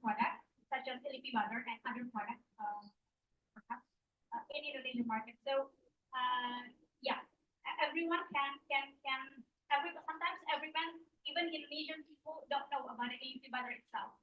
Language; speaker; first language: English; non-native, learner; Indonesian